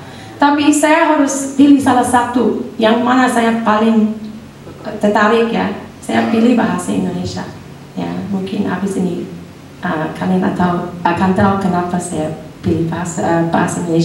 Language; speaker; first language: Indonesian; non-native, fluent; English